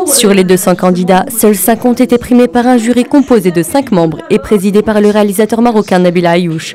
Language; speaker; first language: French; non-native, local second language; Arabic